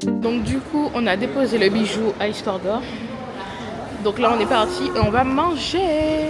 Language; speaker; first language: French; native; French